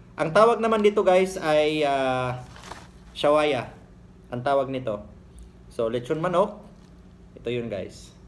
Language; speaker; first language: Filipino; non-native, local second language; Cebuano